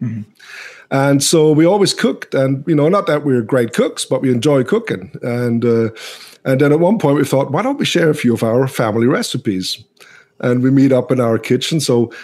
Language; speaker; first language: English; non-native, fluent; Swiss German